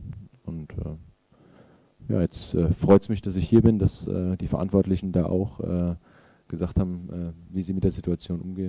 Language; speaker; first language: German; native; German